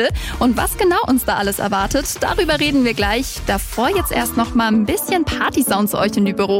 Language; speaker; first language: German; native; German